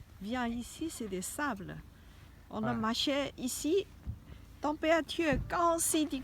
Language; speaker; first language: French; non-native, learner; Chinese